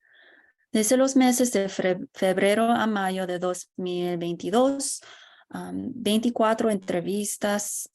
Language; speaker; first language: Spanish; non-native, fluent; English